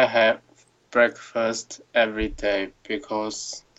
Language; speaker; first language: English; non-native, learner; Chinese